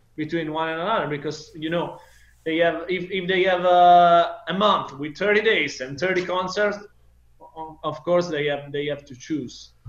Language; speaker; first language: English; non-native, fluent; Italian